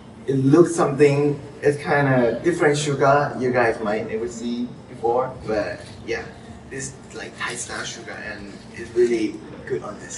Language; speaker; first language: English; non-native, fluent; Thai